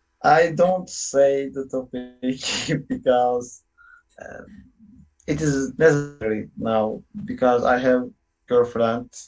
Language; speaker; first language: English; non-native, learner; Turkish